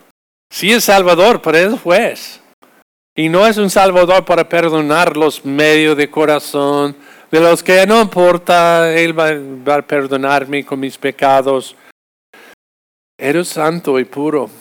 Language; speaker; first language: Spanish; non-native, fluent; English